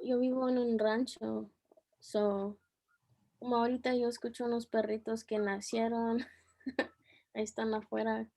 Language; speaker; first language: Spanish; early bilingual, heritage; Spanish